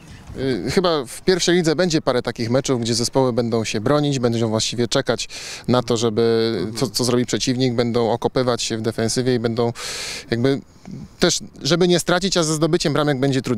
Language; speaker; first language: Polish; native; Polish